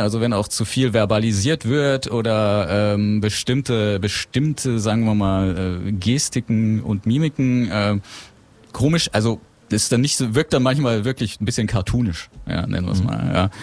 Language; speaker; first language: German; native; German